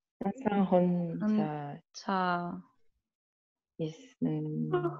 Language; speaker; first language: Korean; non-native, learner; Spanish